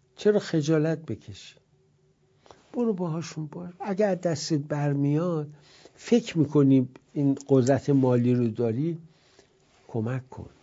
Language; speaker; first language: Persian; native; Persian